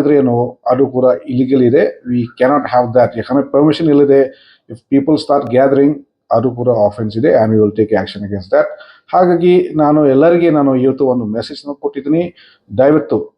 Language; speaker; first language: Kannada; non-native, fluent; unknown